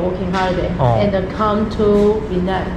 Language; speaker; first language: English; non-native, learner; Chinese